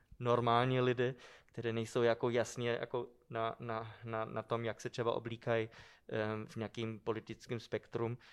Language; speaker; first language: Czech; non-native, fluent; German